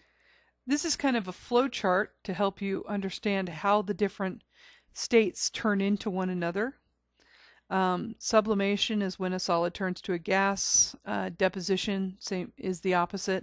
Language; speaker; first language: English; native; English